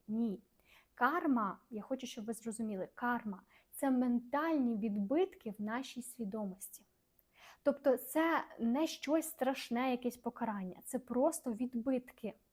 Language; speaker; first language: Ukrainian; non-native, local second language; Russian